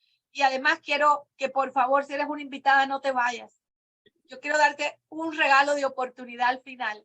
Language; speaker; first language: Spanish; native; Spanish